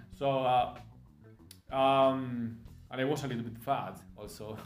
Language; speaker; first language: English; non-native, fluent; Spanish